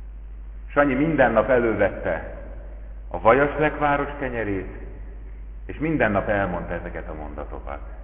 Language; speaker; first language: Hungarian; native; Hungarian